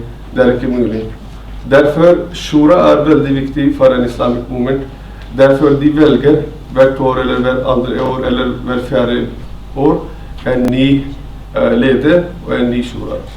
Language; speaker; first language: Norwegian; non-native, fluent; Urdu